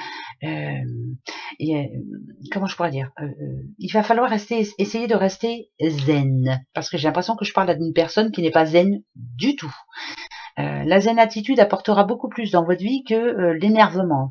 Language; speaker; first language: French; native; French